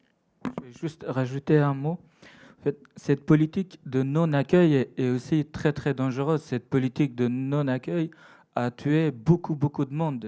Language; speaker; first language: French; non-native, fluent; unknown